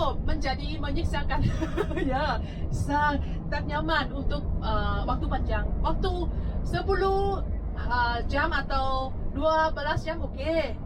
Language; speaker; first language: Indonesian; non-native, fluent; Vietnamese